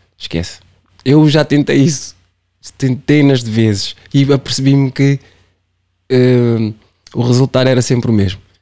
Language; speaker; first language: Portuguese; non-native, local second language; Kabuverdianu